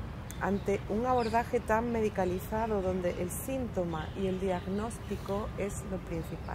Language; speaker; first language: Spanish; native; Spanish